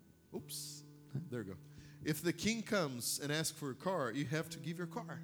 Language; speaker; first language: English; non-native, fluent; Portuguese